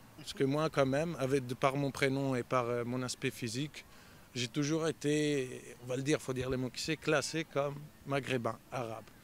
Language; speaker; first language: French; early bilingual, heritage; French